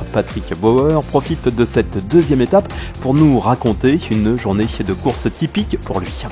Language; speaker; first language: French; native; French